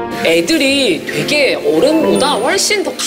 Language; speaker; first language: Korean; native; Korean